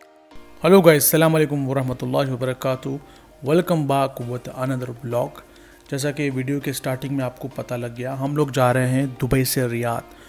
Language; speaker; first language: Hindi; native; Hindi